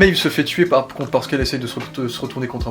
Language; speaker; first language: French; native; French